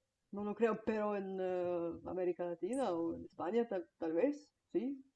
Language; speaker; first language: Spanish; non-native, fluent; Bulgarian